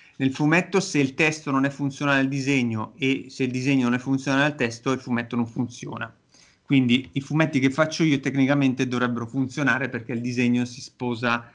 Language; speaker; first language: Italian; native; Italian